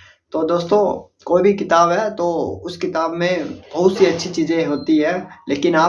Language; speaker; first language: Hindi; native; Hindi